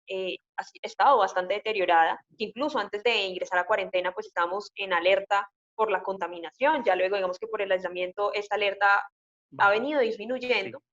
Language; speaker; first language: Spanish; native; Spanish